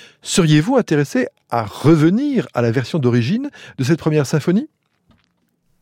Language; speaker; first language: French; native; French